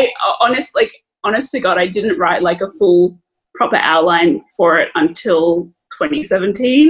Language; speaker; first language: English; native; English